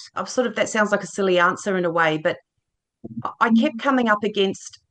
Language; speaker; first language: English; native; English